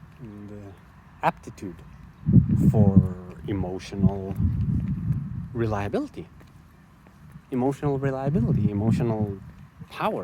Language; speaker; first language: English; non-native, fluent; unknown